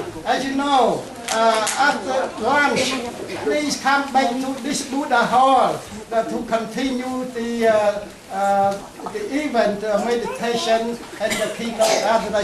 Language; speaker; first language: English; non-native, fluent; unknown